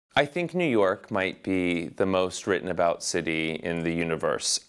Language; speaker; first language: English; native; English